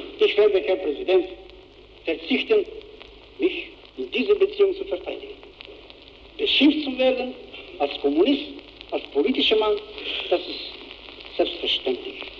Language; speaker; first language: German; non-native, fluent; Bulgarian